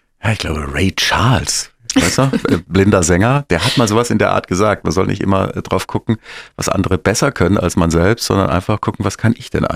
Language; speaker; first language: German; native; German